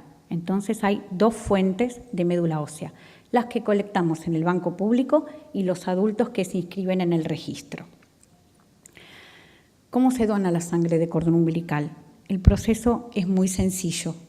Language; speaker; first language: Spanish; native; Spanish